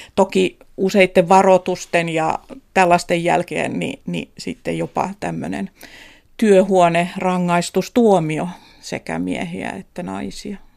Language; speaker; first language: Finnish; native; Finnish